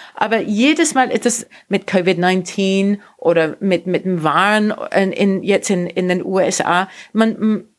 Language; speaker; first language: German; non-native, fluent; English